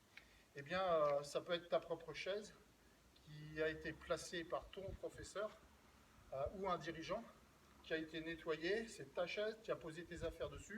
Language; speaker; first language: French; native; French